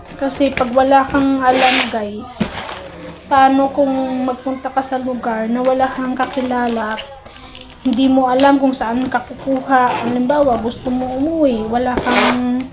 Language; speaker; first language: Filipino; non-native, local second language; Hiligaynon